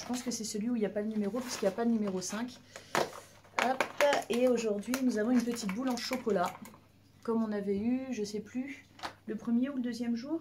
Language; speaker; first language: French; native; French